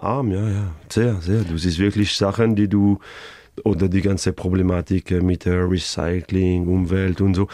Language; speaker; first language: German; non-native, fluent; French